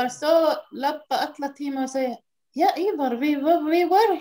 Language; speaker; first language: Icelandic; non-native, learner; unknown